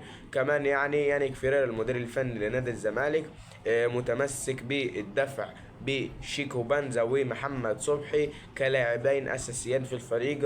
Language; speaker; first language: Arabic; native; Arabic